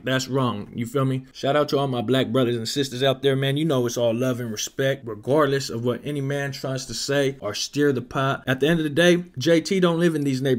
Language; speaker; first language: English; native; English